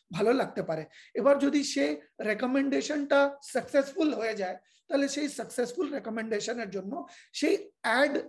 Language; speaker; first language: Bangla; non-native, fluent; Hindi